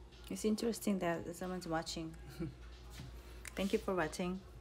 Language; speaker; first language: English; non-native, fluent; Korean